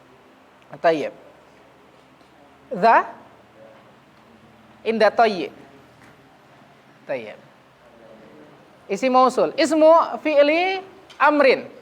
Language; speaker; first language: Arabic; non-native, fluent; Indonesian